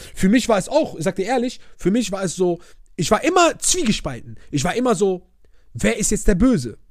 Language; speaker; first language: German; early bilingual, other home language; Arabic